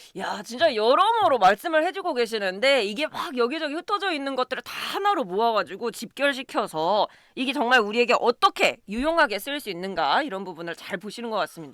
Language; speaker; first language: Korean; native; Korean